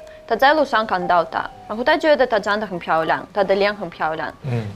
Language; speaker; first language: Chinese; non-native, fluent; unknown